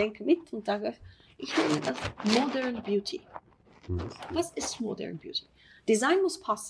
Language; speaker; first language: German; non-native, fluent; Italian